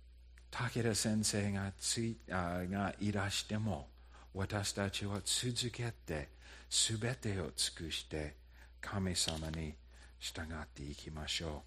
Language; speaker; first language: Japanese; non-native, fluent; English